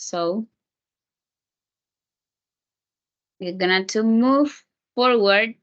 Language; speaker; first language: English; non-native, fluent; Spanish